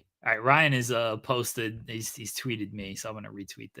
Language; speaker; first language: English; native; English